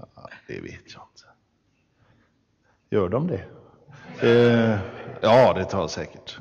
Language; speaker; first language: Swedish; native; Swedish